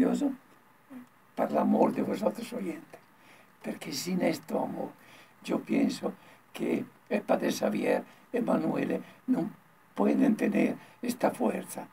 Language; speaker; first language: Spanish; non-native, learner; Italian